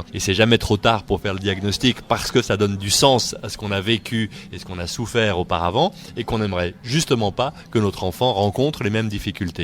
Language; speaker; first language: French; native; French